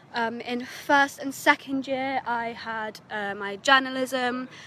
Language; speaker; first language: English; native; English